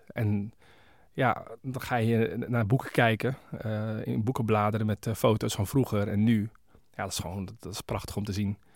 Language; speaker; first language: Dutch; early bilingual, other home language; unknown